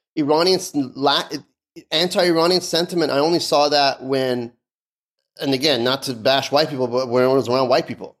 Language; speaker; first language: English; early bilingual, other home language; Persian